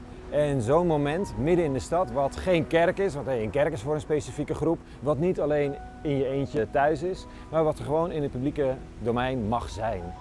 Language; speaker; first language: Dutch; native; Dutch